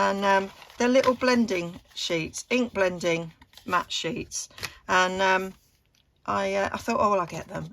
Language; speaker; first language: English; native; English